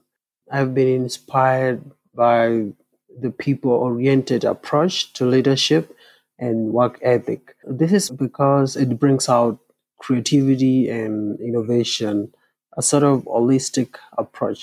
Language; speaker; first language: English; non-native, local second language; Kalenjin